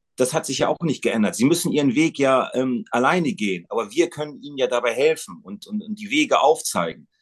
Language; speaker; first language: German; native; German